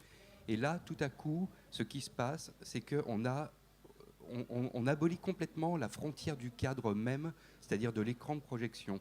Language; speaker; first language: French; native; French